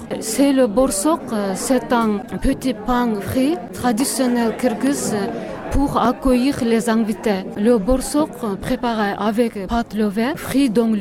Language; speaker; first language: French; non-native, learner; Kyrgyz